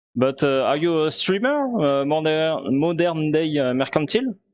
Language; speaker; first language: English; non-native, learner; French